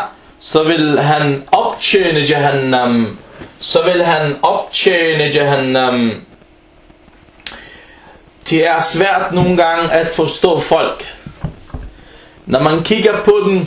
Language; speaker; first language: Danish; non-native, fluent; Arabic